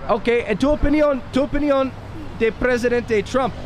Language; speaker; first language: Spanish; non-native, learner; English